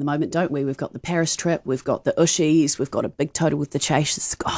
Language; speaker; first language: English; native; English